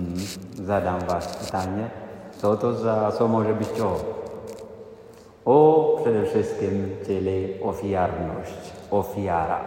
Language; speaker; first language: Polish; non-native, fluent; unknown